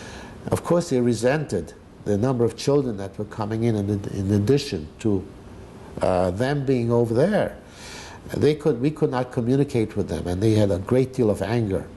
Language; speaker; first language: English; non-native, fluent; Hungarian